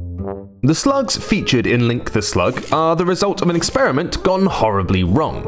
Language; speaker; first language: English; native; English